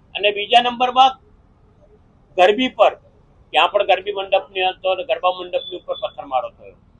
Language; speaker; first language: Gujarati; native; Gujarati